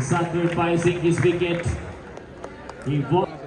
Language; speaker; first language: English; non-native, local second language; Malayalam